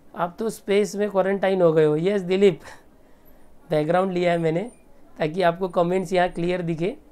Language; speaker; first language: Hindi; native; Hindi